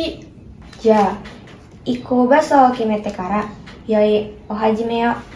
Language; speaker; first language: Japanese; non-native, learner; Indonesian